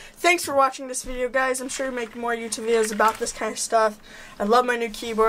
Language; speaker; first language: English; native; English